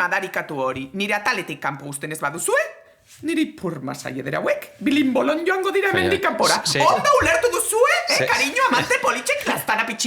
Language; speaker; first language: Basque; native; Basque